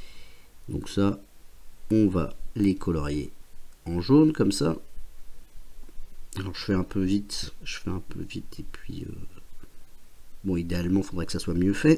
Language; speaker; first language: French; native; French